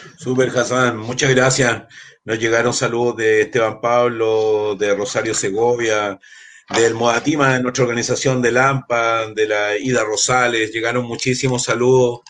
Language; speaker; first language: Spanish; native; Spanish